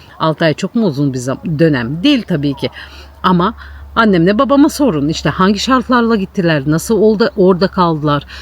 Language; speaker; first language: Turkish; native; Turkish